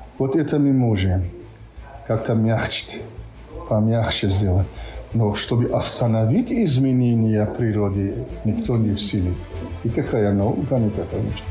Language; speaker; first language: Russian; non-native, local second language; Tajik